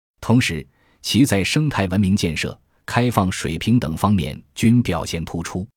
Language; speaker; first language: Chinese; native; Chinese